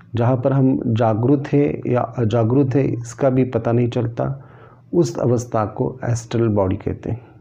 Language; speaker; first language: Hindi; non-native, local second language; Marathi